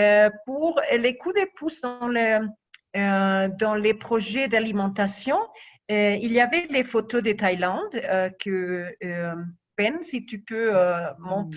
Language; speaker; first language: French; non-native, fluent; Spanish